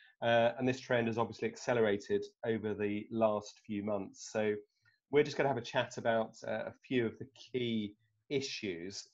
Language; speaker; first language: English; native; English